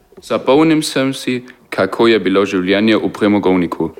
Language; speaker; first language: Slovenian; non-native, learner; German